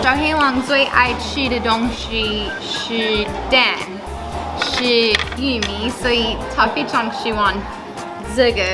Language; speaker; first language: Chinese; non-native, learner; English